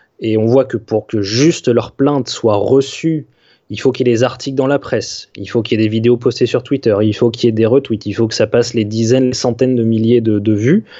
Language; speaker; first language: French; native; French